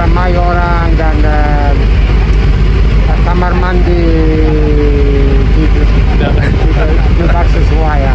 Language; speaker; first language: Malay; non-native, learner; Italian